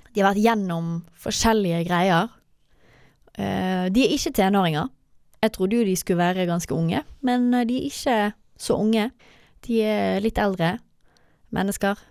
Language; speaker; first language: Norwegian; native; Norwegian